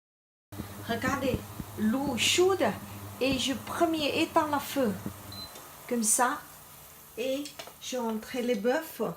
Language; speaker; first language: French; non-native, learner; Chinese